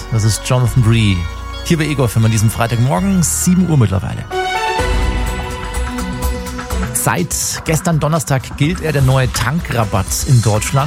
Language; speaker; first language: German; native; German